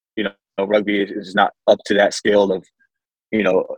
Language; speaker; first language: English; early bilingual, other home language; Samoan